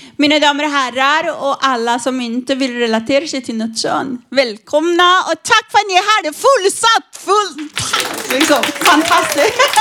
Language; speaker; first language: Swedish; non-native, fluent; Persian